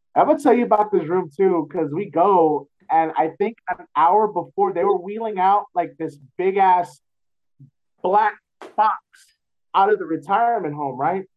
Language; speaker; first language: English; native; English